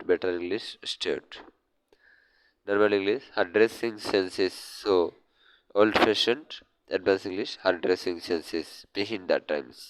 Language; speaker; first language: English; non-native, learner; Bangla